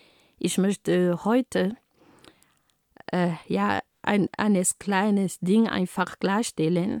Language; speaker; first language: German; non-native, fluent; Ghomala